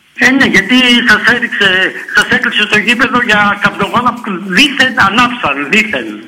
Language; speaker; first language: Greek; native; Greek